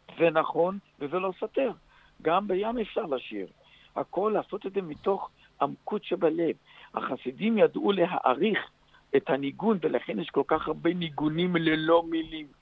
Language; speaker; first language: Hebrew; native; Hebrew